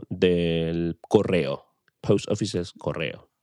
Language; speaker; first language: English; non-native, fluent; Spanish